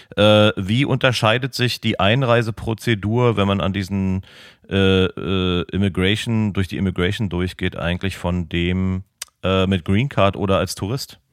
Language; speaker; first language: German; native; German